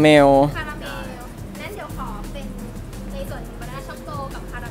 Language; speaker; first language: Thai; native; Thai